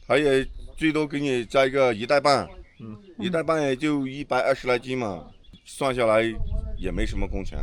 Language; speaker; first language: Chinese; native; Chinese